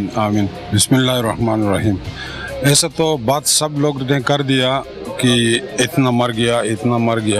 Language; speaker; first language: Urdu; non-native, local second language; Pashto